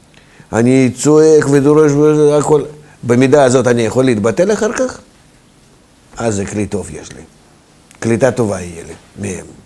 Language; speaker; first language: Hebrew; non-native, fluent; Russian